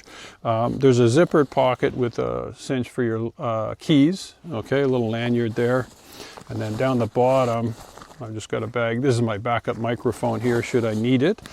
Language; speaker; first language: English; native; English